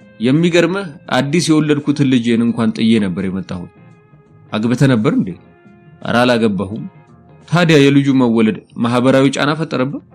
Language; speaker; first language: Amharic; native; Amharic